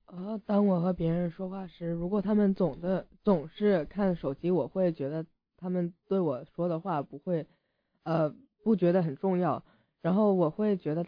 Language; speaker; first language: Chinese; early bilingual, heritage; English